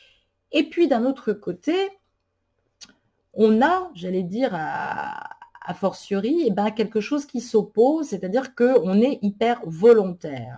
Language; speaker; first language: French; native; French